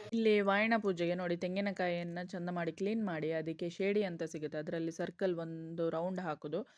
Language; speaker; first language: Kannada; non-native, local second language; Konkani